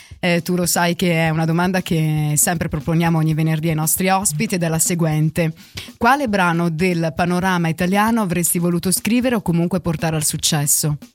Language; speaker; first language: Italian; native; Italian